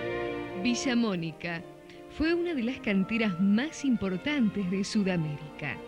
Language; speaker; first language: Spanish; native; Spanish